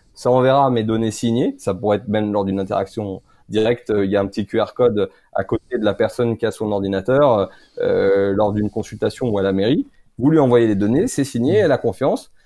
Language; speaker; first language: French; native; French